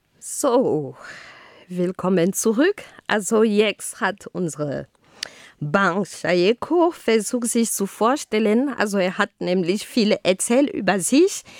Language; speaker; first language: German; non-native, fluent; Rundi